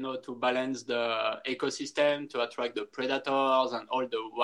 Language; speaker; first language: English; non-native, fluent; French